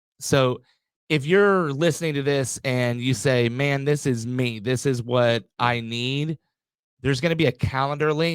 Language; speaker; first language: English; native; English